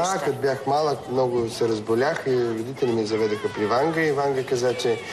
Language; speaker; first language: Bulgarian; early bilingual, heritage; Russian